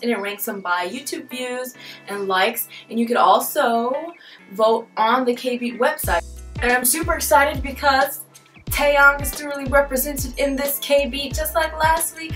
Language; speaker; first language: English; native; English